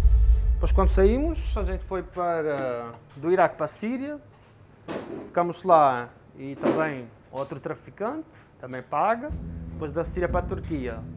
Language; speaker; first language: Portuguese; non-native, fluent; Arabic